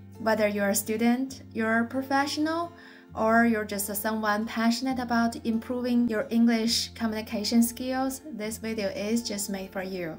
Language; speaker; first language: English; non-native, fluent; Chinese